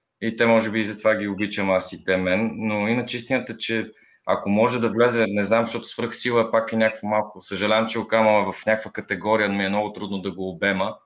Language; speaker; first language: Bulgarian; native; Bulgarian